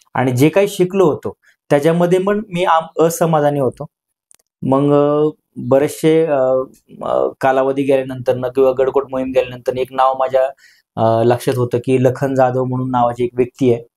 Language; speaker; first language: Marathi; native; Marathi